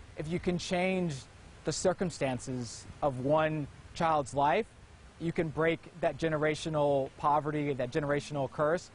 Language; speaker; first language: English; native; English